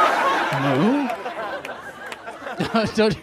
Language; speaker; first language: English; native; English